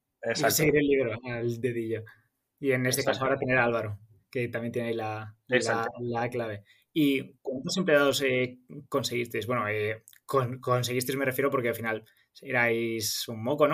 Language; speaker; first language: Spanish; native; Spanish